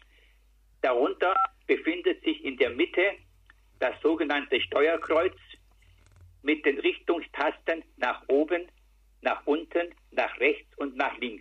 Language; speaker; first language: German; native; German